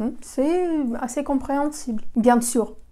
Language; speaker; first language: French; non-native, fluent; Russian